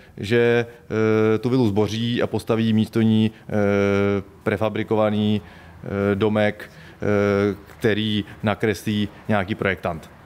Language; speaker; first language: Czech; native; Czech